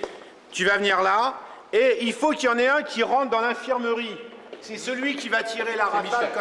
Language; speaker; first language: French; native; French